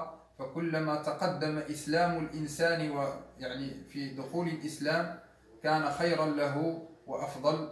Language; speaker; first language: Arabic; native; Arabic